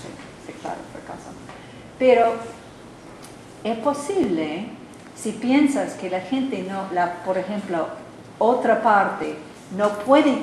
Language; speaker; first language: Spanish; non-native, learner; English